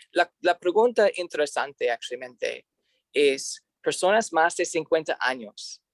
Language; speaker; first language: Spanish; non-native, learner; English